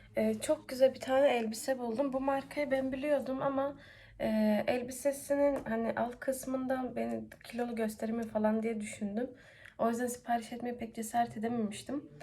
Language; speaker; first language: Turkish; early bilingual, heritage; Turkish